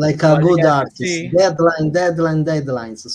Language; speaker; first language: English; non-native, learner; Italian